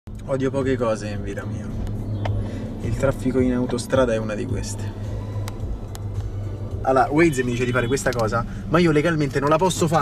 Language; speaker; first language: Italian; native; Italian